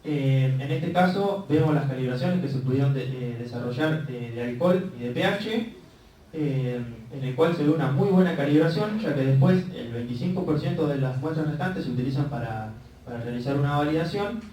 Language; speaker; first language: Spanish; native; Spanish